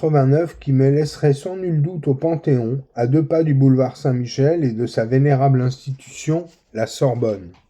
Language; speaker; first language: French; native; French